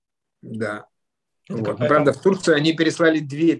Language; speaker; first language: Russian; native; Russian